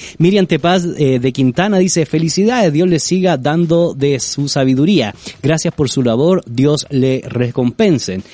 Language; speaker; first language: Spanish; native; Spanish